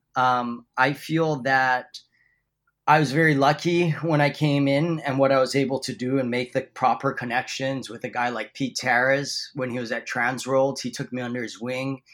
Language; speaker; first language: English; native; English